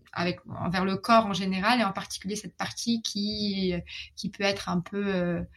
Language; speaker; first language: French; non-native, local second language; Arabic